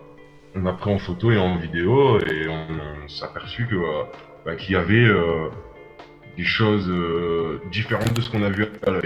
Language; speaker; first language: French; native; French